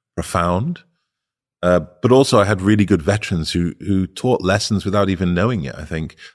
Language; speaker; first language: English; native; English